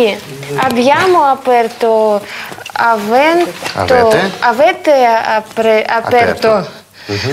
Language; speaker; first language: Italian; non-native, learner; Russian